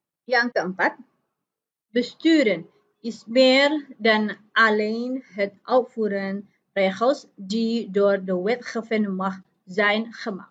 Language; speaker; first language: Dutch; non-native, fluent; Indonesian